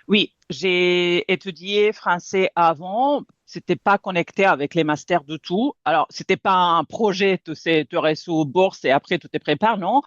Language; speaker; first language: French; non-native, fluent; Serbian